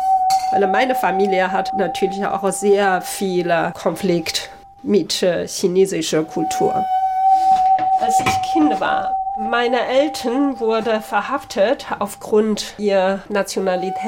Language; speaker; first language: German; non-native, fluent; Chinese